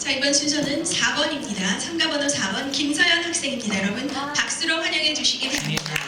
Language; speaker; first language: Korean; native; Korean